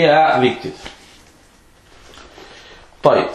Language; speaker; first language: Danish; non-native, fluent; Arabic